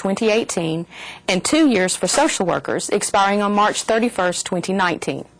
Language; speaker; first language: English; native; English